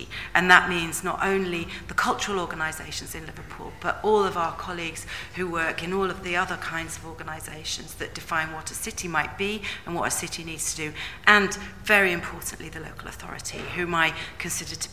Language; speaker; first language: English; native; English